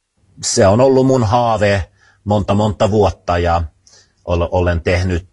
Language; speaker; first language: Finnish; non-native, fluent; Swedish